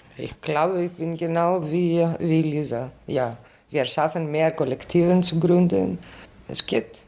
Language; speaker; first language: German; non-native, learner; Greek